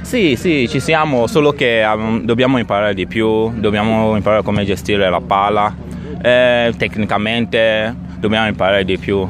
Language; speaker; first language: Italian; non-native, learner; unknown